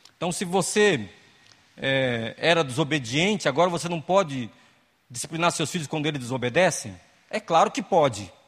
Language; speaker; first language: Portuguese; native; Portuguese